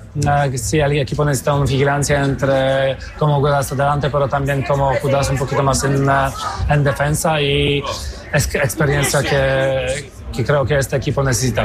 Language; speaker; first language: Spanish; non-native, fluent; Polish